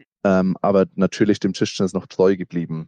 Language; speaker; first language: German; native; German